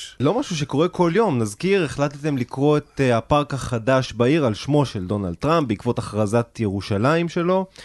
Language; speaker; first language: Hebrew; native; Hebrew